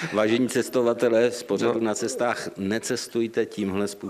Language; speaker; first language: Czech; native; Czech